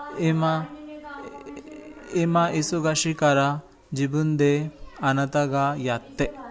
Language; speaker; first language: Japanese; non-native, learner; Hindi